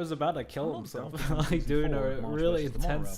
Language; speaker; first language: English; native; English